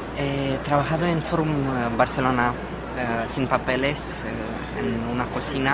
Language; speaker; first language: Spanish; non-native, fluent; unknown